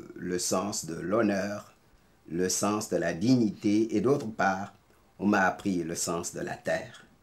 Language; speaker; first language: French; non-native, local second language; Serer